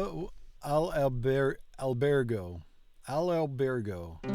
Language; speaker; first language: Italian; non-native, learner; English